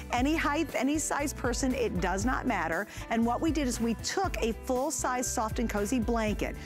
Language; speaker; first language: English; native; English